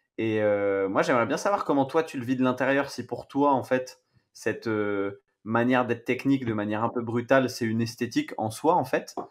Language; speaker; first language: French; native; French